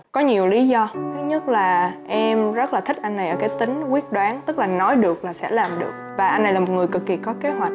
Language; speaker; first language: Vietnamese; native; Vietnamese